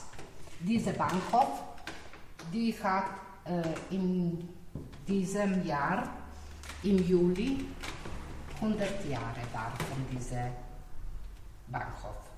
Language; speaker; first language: German; non-native, learner; Slovenian